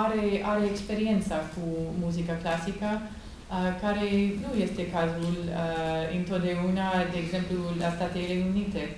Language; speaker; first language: Romanian; non-native, learner; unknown